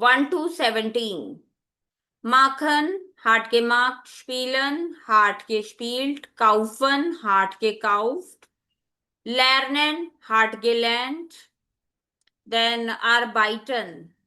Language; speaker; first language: German; non-native, learner; Hindi